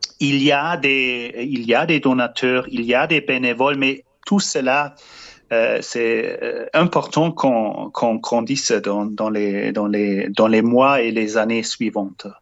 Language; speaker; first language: French; non-native, fluent; German